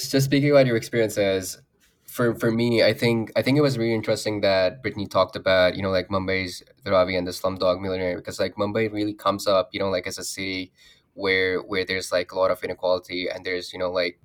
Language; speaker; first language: English; non-native, local second language; Urdu